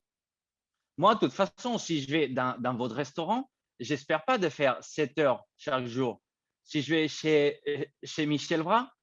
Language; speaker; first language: French; non-native, fluent; Spanish